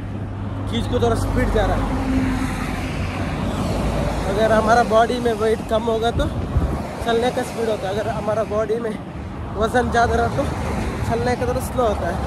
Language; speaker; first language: Hindi; non-native, local second language; Kannada